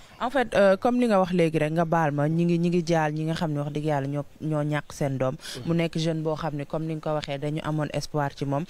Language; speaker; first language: Wolof; native; Wolof